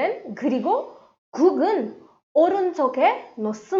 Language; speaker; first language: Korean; non-native, fluent; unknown